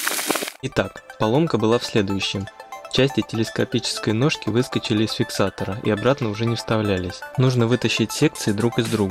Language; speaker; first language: Russian; native; Russian